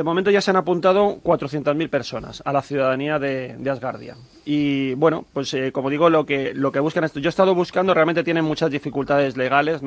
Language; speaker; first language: Spanish; native; Spanish